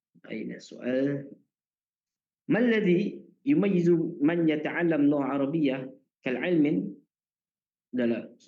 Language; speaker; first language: Arabic; non-native, learner; Malay